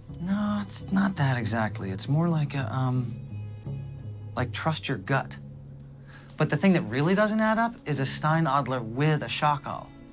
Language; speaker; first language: English; native; English